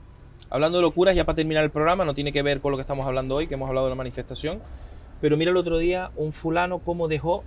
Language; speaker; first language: Spanish; native; Spanish